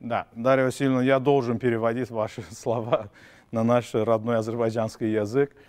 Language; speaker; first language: Russian; non-native, local second language; Azerbaijani